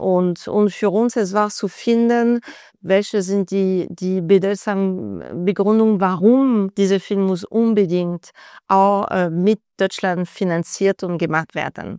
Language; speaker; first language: German; non-native, fluent; French